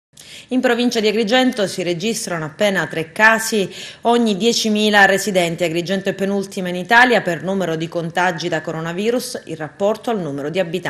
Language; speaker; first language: Italian; native; Italian